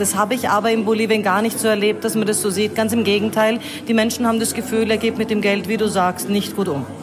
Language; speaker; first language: German; native; German